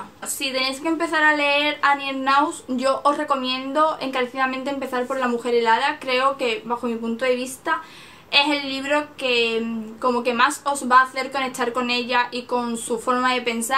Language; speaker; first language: Spanish; native; Spanish